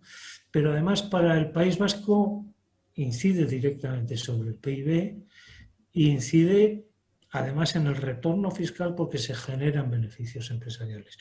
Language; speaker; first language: Spanish; native; Spanish